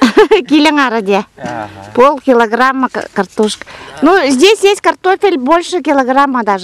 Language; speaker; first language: Russian; non-native, local second language; Yakut